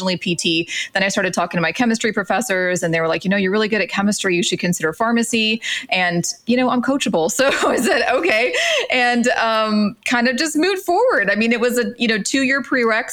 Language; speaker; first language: English; native; English